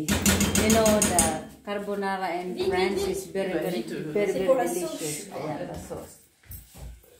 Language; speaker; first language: English; non-native, learner; Filipino